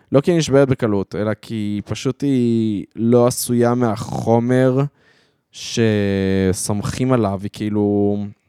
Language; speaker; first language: Hebrew; early bilingual, other home language; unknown